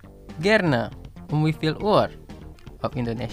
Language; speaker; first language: German; non-native, fluent; Indonesian